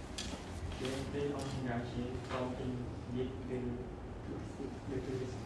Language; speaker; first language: French; non-native, learner; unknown